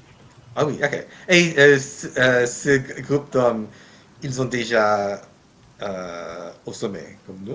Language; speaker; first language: French; non-native, learner; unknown